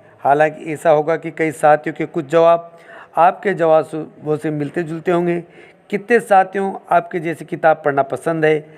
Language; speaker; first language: Hindi; native; Hindi